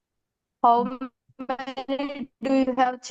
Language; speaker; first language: English; non-native, learner; Telugu